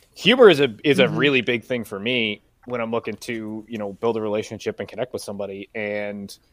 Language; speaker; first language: English; native; English